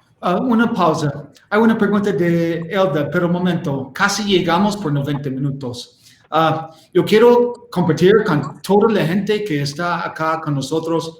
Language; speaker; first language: Spanish; non-native, learner; English